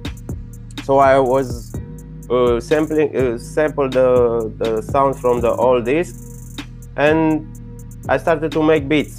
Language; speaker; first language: English; non-native, learner; Romanian